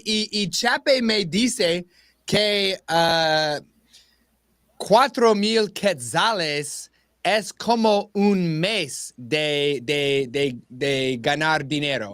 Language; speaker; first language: Spanish; non-native, learner; English